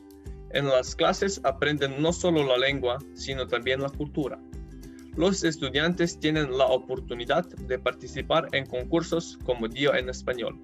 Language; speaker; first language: Spanish; non-native, learner; Slovenian